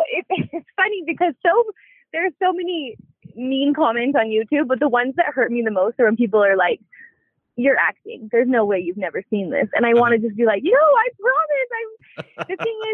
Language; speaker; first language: English; native; English